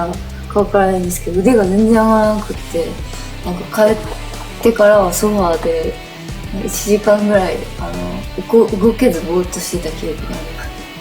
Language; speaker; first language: Japanese; native; Japanese